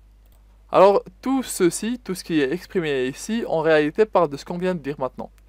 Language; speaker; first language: French; non-native, local second language; Arabic